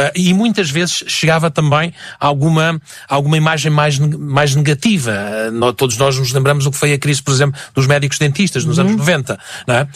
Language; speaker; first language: Portuguese; native; Portuguese